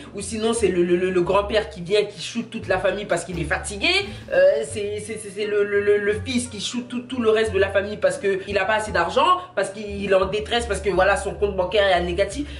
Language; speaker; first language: French; native; French